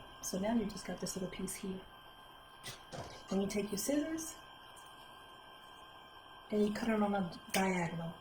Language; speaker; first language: English; native; English